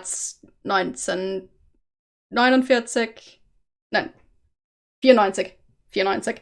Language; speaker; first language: German; non-native, learner; English